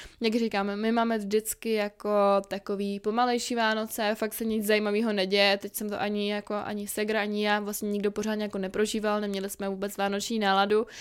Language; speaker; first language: Czech; native; Czech